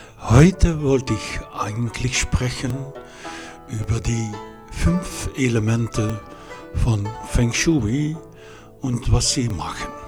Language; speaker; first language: German; non-native, fluent; Dutch